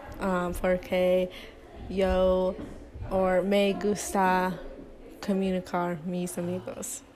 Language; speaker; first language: Spanish; non-native, learner; English